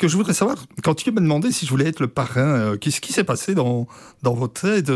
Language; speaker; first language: French; native; French